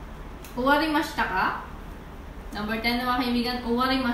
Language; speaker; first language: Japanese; non-native, learner; Filipino